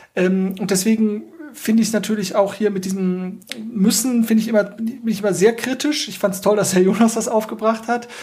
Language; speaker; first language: German; native; German